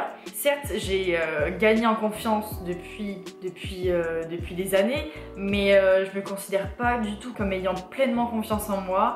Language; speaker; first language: French; native; French